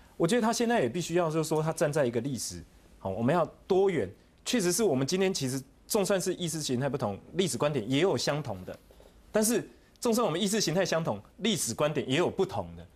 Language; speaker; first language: Chinese; native; Chinese